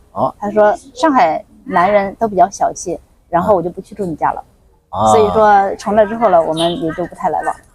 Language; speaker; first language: Chinese; non-native, local second language; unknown